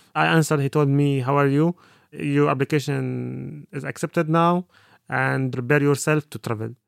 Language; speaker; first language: English; non-native, fluent; Arabic